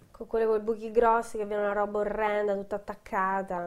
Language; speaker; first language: Italian; native; Italian